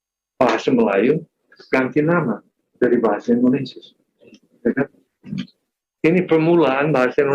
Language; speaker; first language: Indonesian; non-native, fluent; English